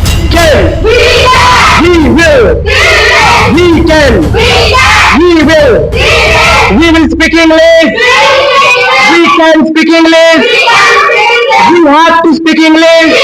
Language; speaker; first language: English; non-native, fluent; Hindi